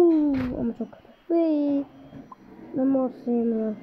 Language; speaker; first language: Turkish; early bilingual, heritage; Turkish